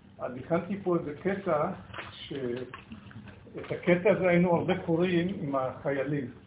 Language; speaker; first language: Hebrew; native; Hebrew